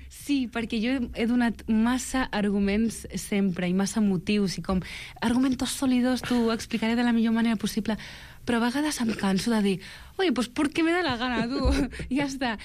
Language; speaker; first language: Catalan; early bilingual, other home language; Arabic